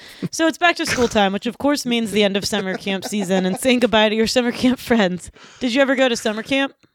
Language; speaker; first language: English; native; English